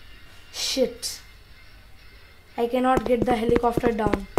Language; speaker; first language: English; non-native, local second language; Telugu